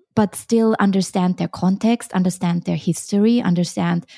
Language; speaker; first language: English; non-native, fluent; German